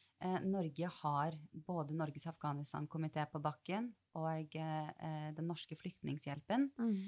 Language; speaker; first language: Norwegian; early bilingual, other home language; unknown